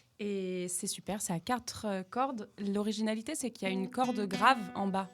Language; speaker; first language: French; native; French